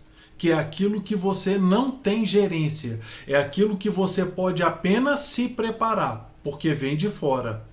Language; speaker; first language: Portuguese; native; Portuguese